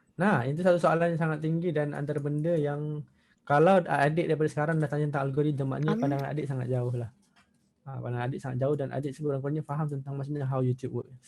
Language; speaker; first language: Malay; native; Malay